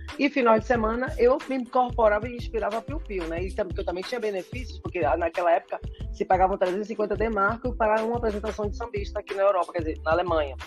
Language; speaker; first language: Portuguese; native; Portuguese